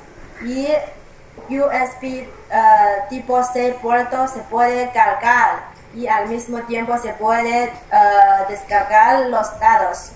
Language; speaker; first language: Spanish; non-native, learner; Chinese